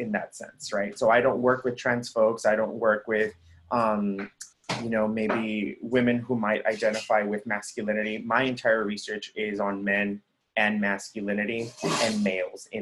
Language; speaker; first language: English; early bilingual, other home language; Spanish